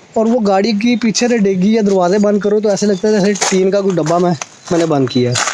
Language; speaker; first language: Urdu; native; Urdu